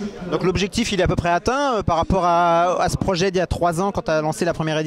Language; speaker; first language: French; native; French